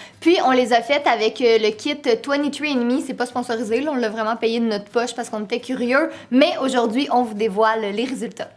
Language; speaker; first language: French; native; French